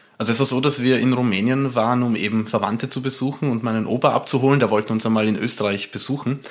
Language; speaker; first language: German; early bilingual, other home language; Romanian